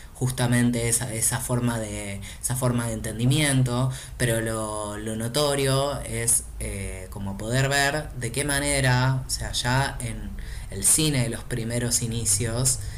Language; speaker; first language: Spanish; native; Spanish